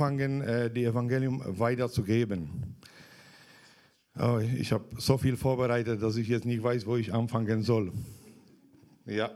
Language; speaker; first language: German; non-native, fluent; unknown